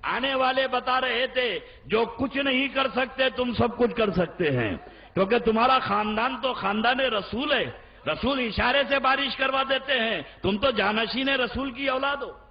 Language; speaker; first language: Urdu; native; Urdu